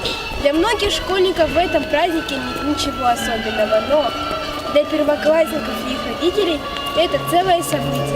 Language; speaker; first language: Russian; native; Russian